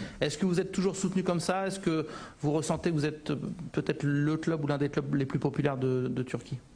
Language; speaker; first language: French; native; French